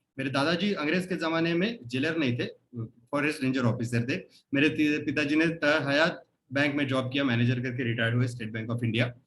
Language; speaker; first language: Hindi; non-native, local second language; Marathi